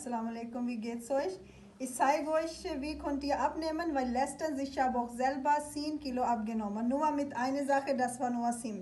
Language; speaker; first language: German; non-native, learner; Urdu